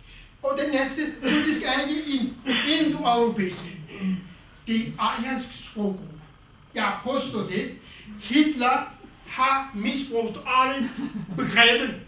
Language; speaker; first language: Danish; non-native, fluent; Kurdish